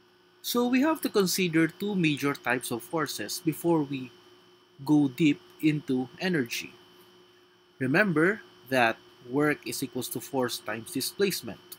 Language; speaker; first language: English; non-native, local second language; Filipino